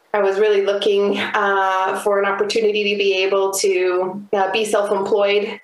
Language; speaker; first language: English; native; English